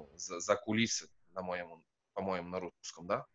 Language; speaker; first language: Russian; non-native, fluent; Polish